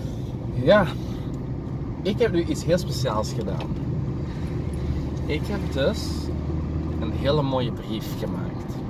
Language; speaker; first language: Dutch; native; Dutch